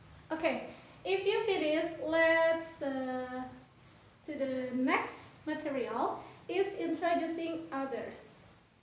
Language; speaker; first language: English; non-native, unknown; Sundanese